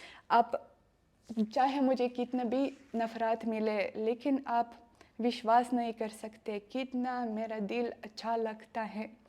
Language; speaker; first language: Hindi; non-native, learner; Russian